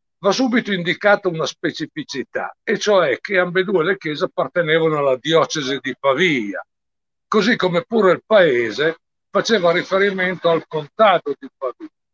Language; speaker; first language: Italian; native; Italian